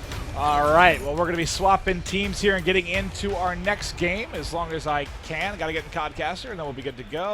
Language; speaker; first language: English; native; English